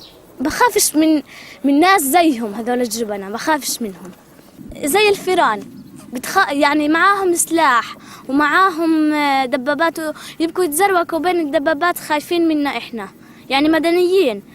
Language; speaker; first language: Arabic; native; Arabic